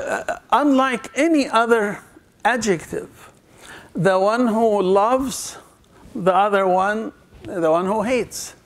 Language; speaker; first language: English; non-native, fluent; Arabic